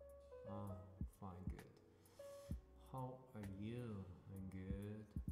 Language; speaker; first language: English; non-native, learner; Korean